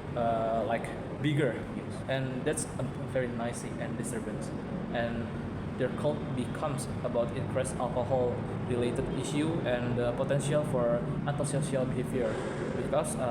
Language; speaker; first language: English; non-native, learner; Indonesian